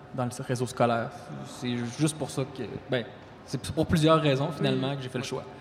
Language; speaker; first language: French; native; French